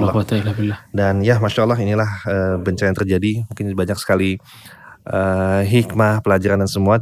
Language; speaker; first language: Indonesian; native; Indonesian